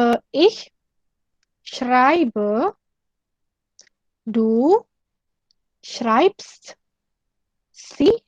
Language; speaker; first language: German; non-native, learner; Indonesian